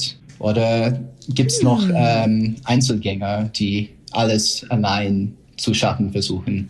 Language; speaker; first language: German; non-native, fluent; English